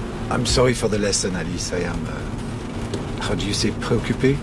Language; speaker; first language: English; non-native, learner; French